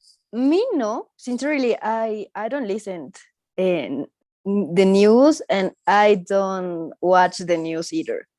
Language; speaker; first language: English; non-native, learner; Spanish